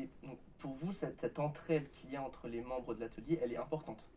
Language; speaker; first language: French; native; French